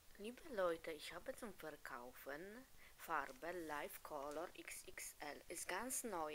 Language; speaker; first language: German; non-native, learner; Polish